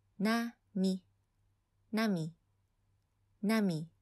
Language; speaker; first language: Japanese; non-native, fluent; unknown